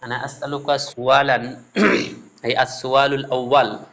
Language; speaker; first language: Arabic; non-native, fluent; Bangla